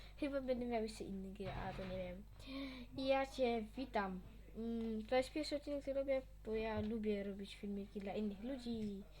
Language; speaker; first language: Polish; early bilingual, heritage; Polish